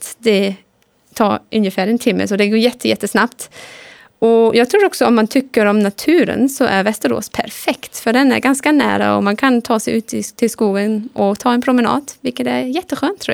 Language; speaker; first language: Swedish; non-native, fluent; German